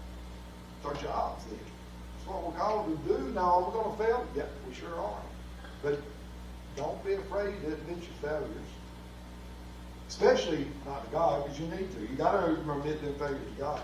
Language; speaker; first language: English; native; English